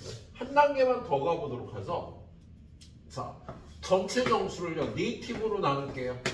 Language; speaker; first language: Korean; native; Korean